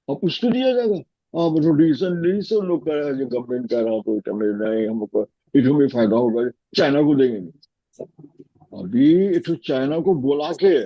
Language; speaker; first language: Hindi; non-native, fluent; Bangla